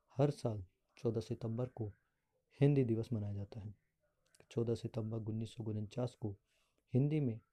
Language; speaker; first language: Hindi; native; Hindi